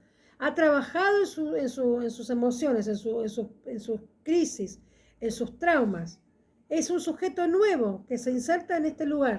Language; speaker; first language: Spanish; native; Spanish